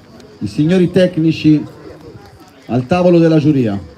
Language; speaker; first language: Italian; native; Italian